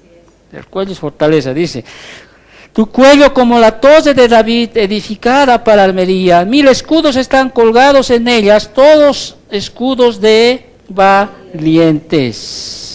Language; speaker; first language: Spanish; native; Spanish